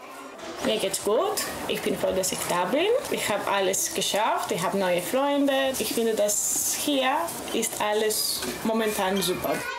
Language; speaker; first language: German; non-native, learner; Greek